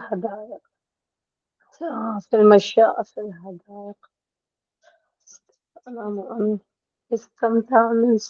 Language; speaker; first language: Arabic; non-native, learner; Hindi